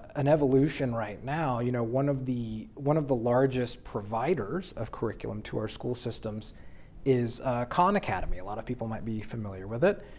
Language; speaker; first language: English; native; English